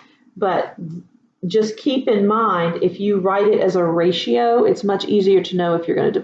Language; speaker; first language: English; native; English